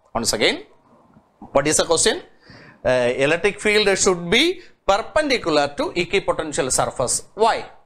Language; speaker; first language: English; non-native, local second language; Malayalam